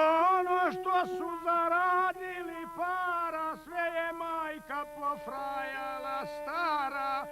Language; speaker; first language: Bosnian; native; Bosnian